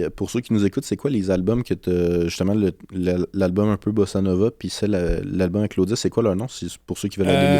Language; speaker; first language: French; native; French